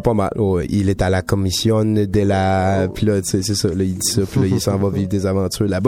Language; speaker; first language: French; native; French